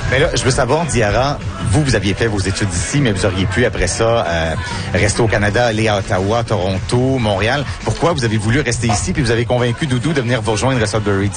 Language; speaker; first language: French; native; French